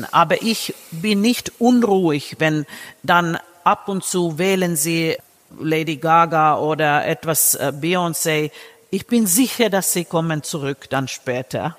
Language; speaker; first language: German; non-native, fluent; Finnish